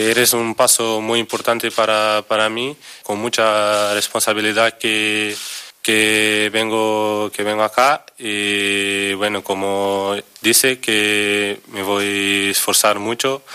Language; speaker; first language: Spanish; non-native, learner; Portuguese